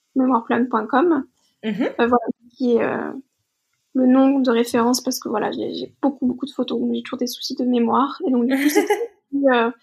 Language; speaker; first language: French; native; French